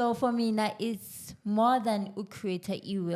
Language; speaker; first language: English; non-native, local second language; Zulu